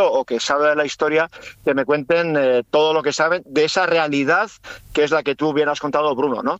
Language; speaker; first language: Spanish; native; Spanish